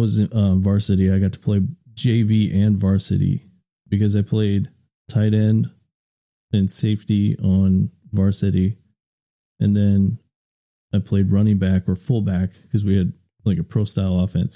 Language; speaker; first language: English; native; English